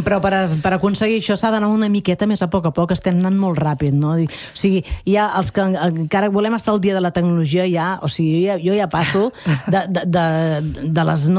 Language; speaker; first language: Catalan; native; Catalan